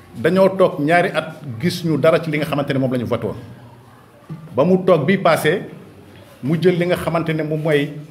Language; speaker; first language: Wolof; non-native, local second language; Fula